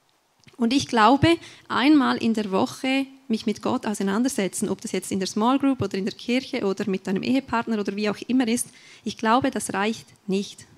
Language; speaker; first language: German; native; German